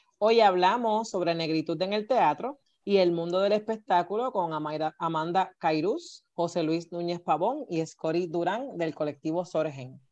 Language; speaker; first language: Spanish; native; Spanish